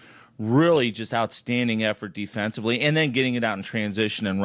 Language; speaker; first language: English; native; English